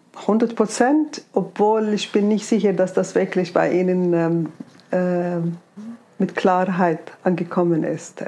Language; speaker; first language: German; non-native, fluent; Arabic